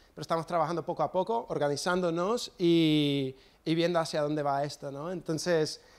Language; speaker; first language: Spanish; non-native, fluent; English